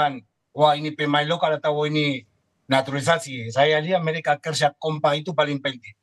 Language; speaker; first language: Indonesian; non-native, fluent; Spanish